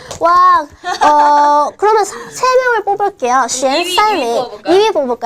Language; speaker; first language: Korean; non-native, fluent; Chinese